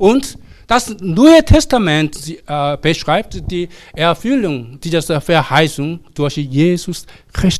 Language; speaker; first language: German; non-native, learner; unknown